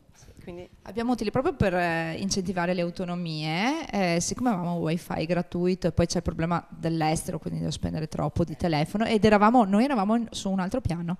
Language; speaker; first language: Italian; native; Italian